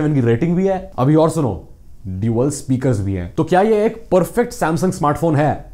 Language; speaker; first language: Hindi; native; Hindi